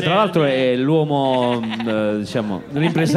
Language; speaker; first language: Italian; native; Italian